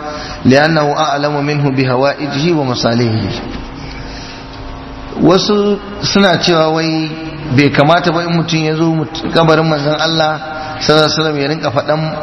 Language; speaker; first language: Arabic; non-native, fluent; Hausa